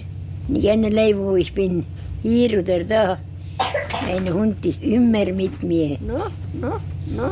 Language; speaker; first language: German; non-native, learner; Estonian